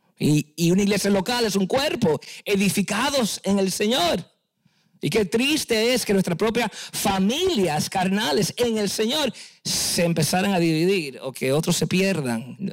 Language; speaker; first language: Spanish; early bilingual, heritage; Spanish